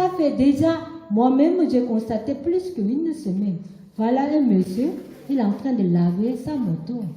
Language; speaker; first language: French; non-native, learner; Korean